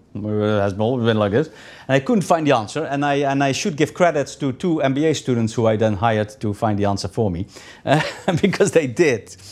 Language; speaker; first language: English; non-native, fluent; Dutch